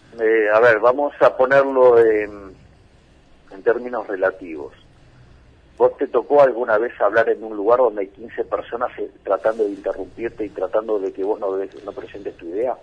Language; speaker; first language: Spanish; native; Spanish